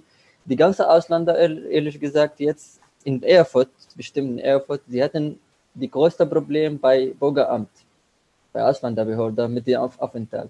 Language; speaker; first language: German; non-native, learner; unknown